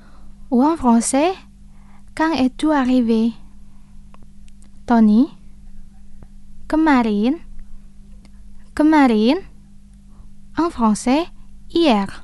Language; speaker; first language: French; non-native, fluent; Indonesian